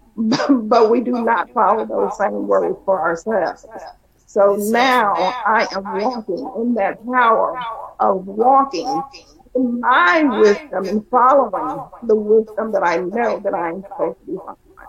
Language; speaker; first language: English; native; English